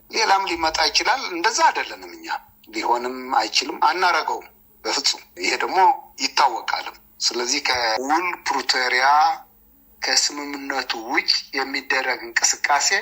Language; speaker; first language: Amharic; non-native, local second language; Tigrinya